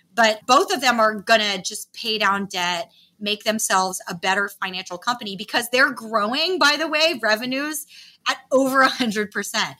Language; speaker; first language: English; native; English